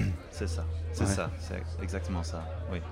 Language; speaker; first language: French; non-native, fluent; Dutch